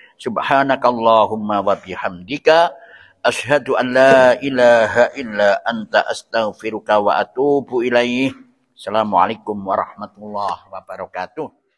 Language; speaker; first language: Indonesian; non-native, local second language; Javanese